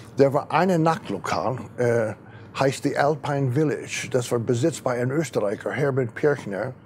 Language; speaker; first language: German; non-native, fluent; English